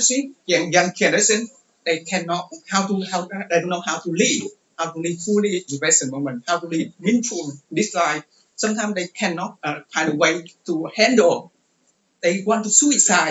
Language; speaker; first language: English; non-native, learner; Vietnamese